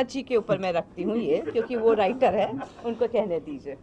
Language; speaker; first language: Hindi; native; Hindi